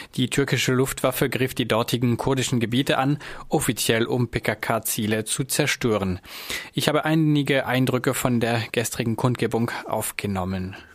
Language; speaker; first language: German; native; German